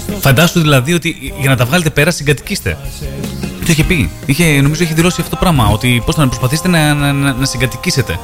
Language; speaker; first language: Greek; native; Greek